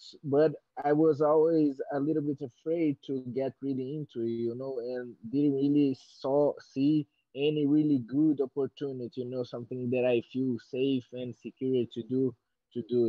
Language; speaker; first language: English; non-native, fluent; Portuguese